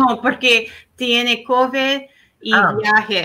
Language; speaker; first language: Spanish; non-native, learner; English